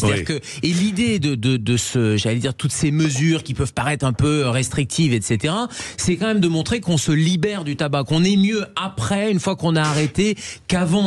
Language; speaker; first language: French; native; French